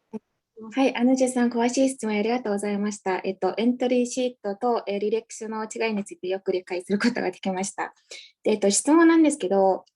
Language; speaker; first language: Japanese; non-native, fluent; Mongolian